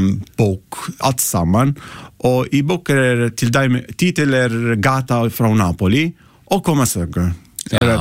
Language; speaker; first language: Icelandic; non-native, learner; Italian